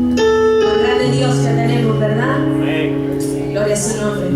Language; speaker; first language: Spanish; native; Spanish